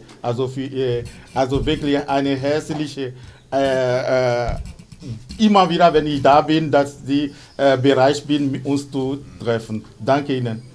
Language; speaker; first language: German; non-native, fluent; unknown